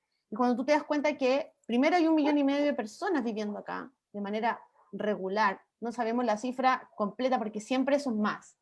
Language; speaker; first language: Spanish; native; Spanish